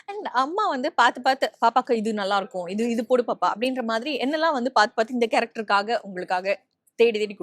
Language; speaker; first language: Tamil; native; Tamil